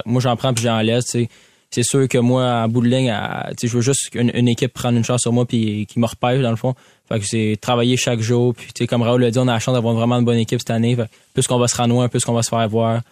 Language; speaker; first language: French; native; French